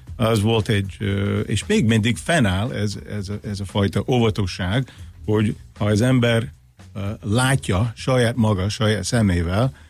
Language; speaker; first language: Hungarian; non-native, fluent; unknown